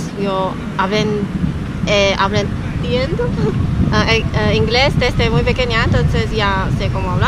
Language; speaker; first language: Spanish; non-native, learner; Chinese